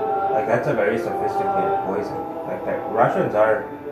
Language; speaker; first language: English; early bilingual, other home language; Finnish